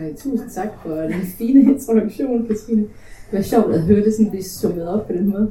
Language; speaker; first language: Danish; early bilingual, other home language; Polish